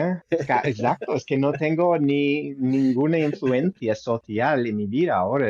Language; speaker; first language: Spanish; non-native, fluent; English